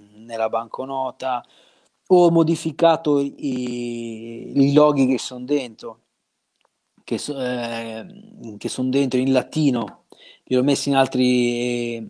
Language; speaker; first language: Italian; native; Italian